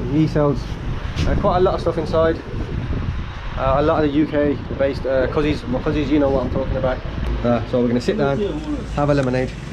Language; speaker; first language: English; early bilingual, other home language; Punjabi